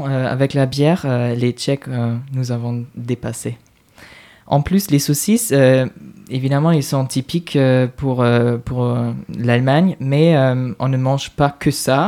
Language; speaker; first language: French; non-native, fluent; German